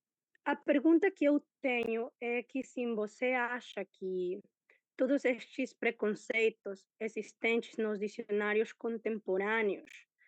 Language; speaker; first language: Portuguese; non-native, fluent; Spanish